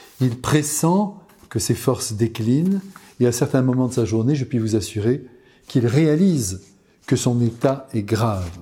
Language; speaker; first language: French; native; French